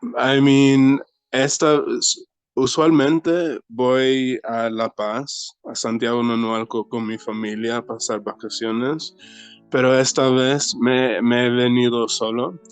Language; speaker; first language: Spanish; early bilingual, heritage; Spanish